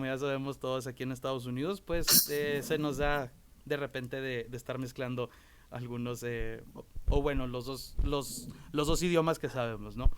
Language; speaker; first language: Spanish; native; Spanish